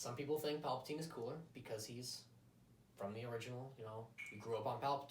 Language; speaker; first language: English; native; English